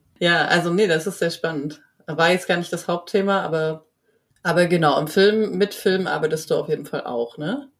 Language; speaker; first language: German; native; German